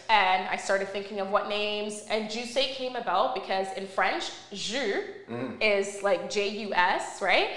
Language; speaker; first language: English; native; English